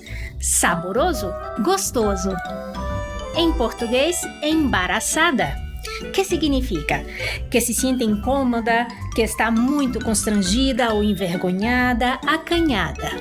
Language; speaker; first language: Portuguese; non-native, fluent; Spanish